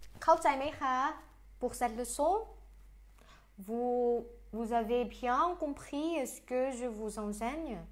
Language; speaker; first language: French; non-native, fluent; Thai